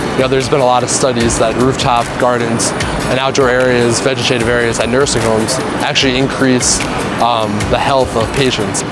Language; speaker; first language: English; native; English